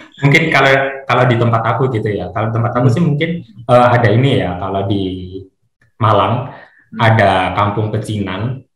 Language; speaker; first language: Indonesian; native; Indonesian